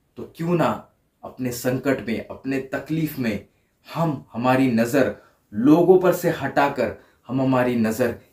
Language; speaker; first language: Hindi; non-native, local second language; Marathi